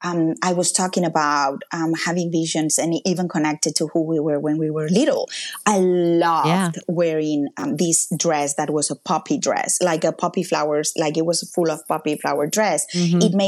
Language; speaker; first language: English; non-native, fluent; Spanish